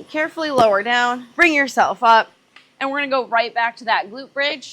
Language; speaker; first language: English; native; English